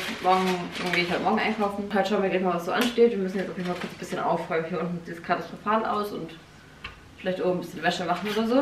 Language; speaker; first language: German; native; German